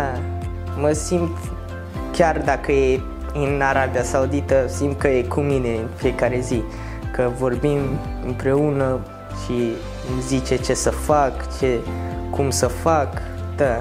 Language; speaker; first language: Romanian; non-native, learner; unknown